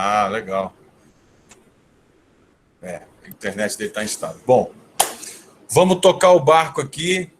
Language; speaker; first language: Portuguese; native; Portuguese